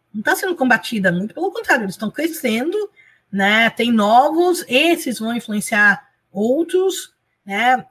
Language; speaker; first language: Portuguese; early bilingual, other home language; Spanish